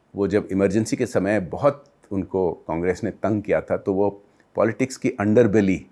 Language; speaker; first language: Hindi; non-native, local second language; Odia